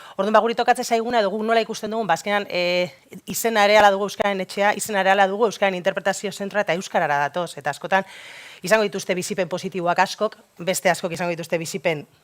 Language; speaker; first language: Basque; native; Basque